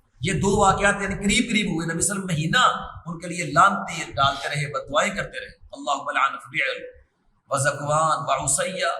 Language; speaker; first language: Urdu; non-native, local second language; Punjabi